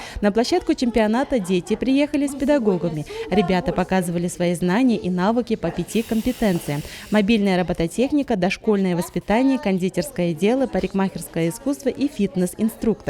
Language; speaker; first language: Russian; native; Russian